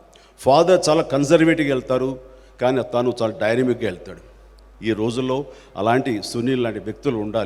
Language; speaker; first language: Telugu; native; Telugu